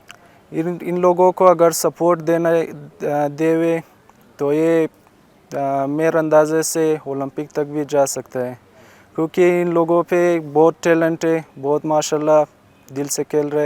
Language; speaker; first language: Hindi; non-native, local second language; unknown